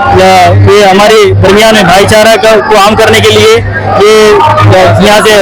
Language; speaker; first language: Urdu; native; Urdu